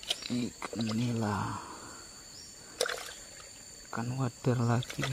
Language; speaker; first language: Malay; non-native, local second language; Javanese